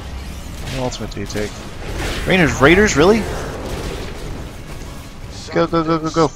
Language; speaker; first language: English; native; English